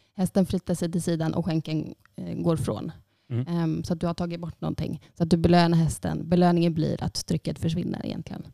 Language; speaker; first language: Swedish; native; Swedish